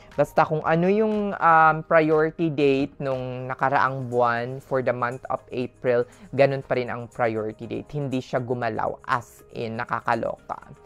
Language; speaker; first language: Filipino; non-native, local second language; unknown